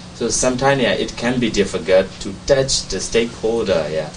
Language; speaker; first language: English; non-native, learner; Burmese